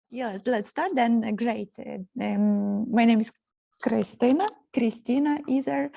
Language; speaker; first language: English; non-native, fluent; Ukrainian